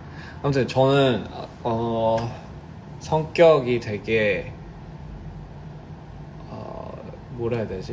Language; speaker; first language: Korean; early bilingual, heritage; Korean